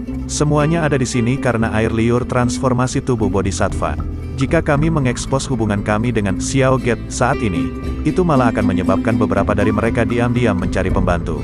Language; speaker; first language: Indonesian; native; Indonesian